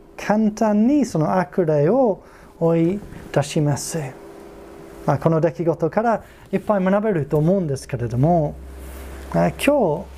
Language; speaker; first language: Japanese; non-native, fluent; English